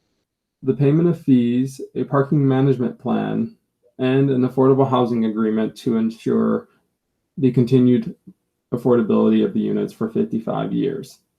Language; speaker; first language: English; native; English